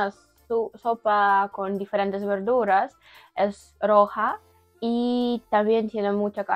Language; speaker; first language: Spanish; non-native, learner; Ukrainian